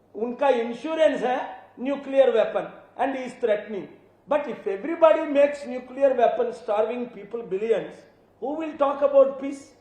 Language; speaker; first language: Hindi; non-native, local second language; Telugu